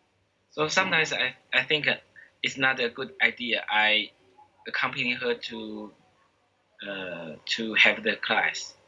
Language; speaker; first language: English; non-native, learner; Chinese